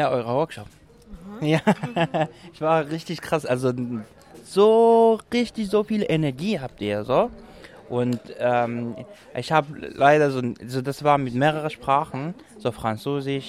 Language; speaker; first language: German; non-native, local second language; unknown